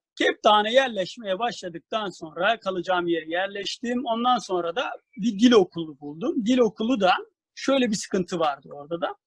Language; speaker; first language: Turkish; native; Turkish